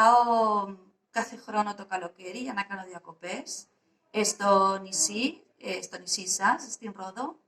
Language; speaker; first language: Greek; non-native, fluent; Spanish